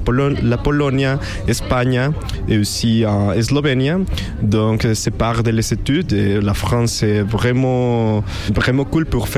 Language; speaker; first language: French; non-native, learner; Spanish